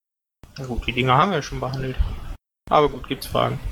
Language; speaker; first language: German; native; German